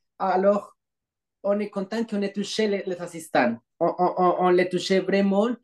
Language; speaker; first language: French; non-native, learner; Spanish